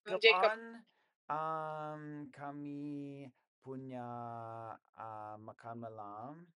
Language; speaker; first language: Indonesian; non-native, learner; English